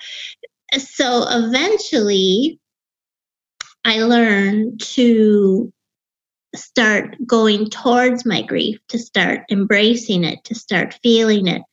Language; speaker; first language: English; native; English